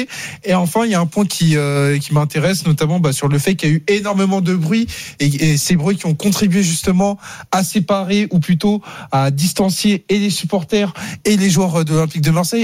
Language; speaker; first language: French; native; French